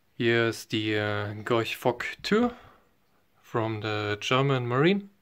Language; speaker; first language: English; non-native, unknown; German